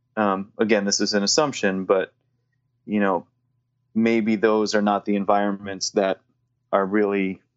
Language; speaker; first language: English; native; English